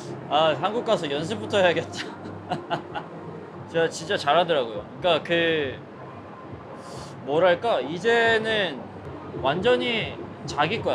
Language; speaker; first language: Korean; native; Korean